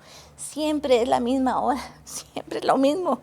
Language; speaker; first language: Spanish; native; Spanish